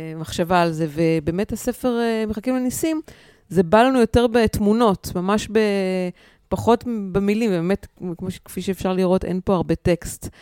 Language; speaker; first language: Hebrew; native; Hebrew